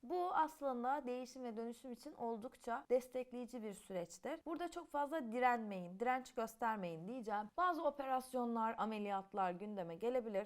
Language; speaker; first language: Turkish; native; Turkish